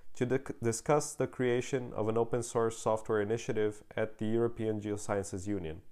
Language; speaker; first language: English; non-native, fluent; Portuguese